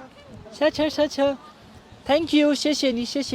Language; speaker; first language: Chinese; non-native, fluent; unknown